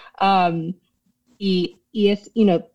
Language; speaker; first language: Spanish; non-native, fluent; English